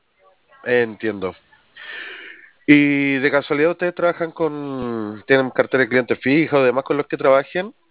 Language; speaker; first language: Spanish; native; Spanish